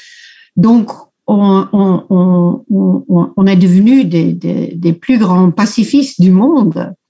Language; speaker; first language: French; non-native, fluent; Dutch